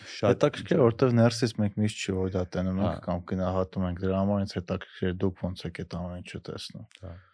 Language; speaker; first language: Armenian; native; Armenian